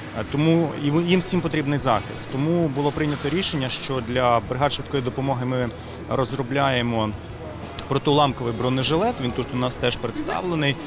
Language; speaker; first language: Ukrainian; native; Ukrainian